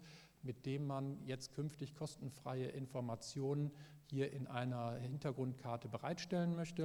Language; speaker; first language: German; native; German